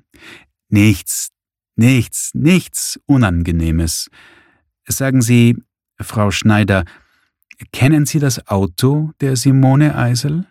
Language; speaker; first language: German; native; German